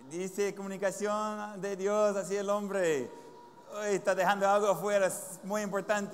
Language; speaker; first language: Spanish; non-native, fluent; English